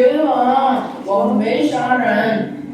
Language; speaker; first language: Chinese; non-native, learner; Mongolian